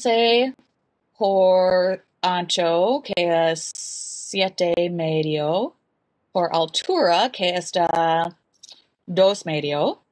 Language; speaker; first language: Spanish; non-native, learner; English